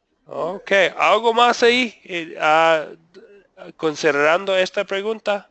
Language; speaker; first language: Spanish; non-native, fluent; English